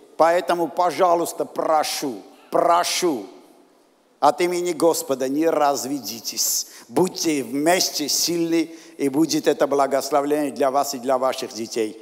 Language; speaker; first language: Russian; non-native, local second language; Armenian